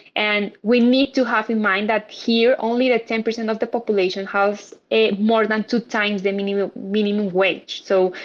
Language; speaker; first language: English; non-native, fluent; Spanish